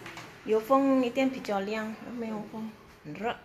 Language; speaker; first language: Chinese; non-native, fluent; Indonesian